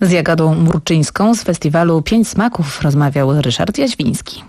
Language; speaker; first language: Polish; native; Polish